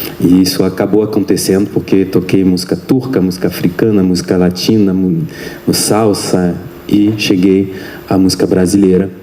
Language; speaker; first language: Portuguese; non-native, fluent; French